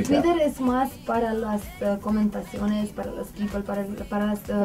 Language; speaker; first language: Spanish; non-native, learner; Romanian